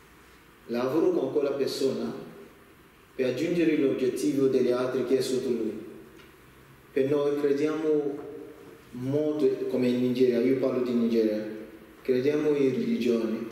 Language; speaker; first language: Italian; non-native, learner; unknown